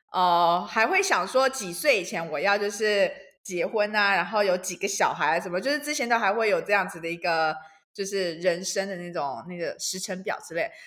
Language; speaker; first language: Chinese; native; Chinese